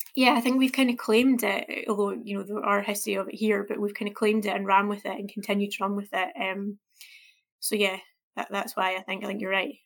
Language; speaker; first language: English; native; English